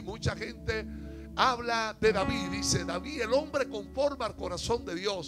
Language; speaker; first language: Spanish; native; Spanish